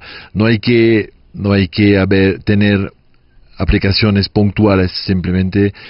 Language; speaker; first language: Spanish; non-native, fluent; French